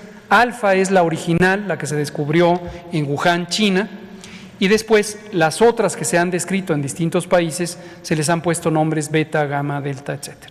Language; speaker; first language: Spanish; native; Spanish